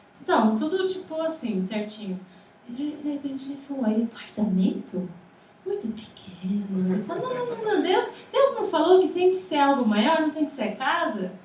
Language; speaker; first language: Portuguese; non-native, fluent; English